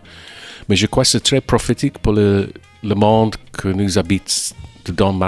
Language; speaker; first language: French; non-native, fluent; English